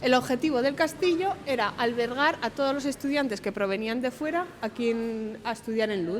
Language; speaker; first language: Spanish; native; Spanish